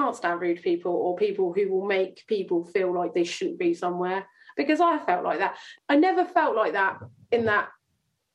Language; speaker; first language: English; native; English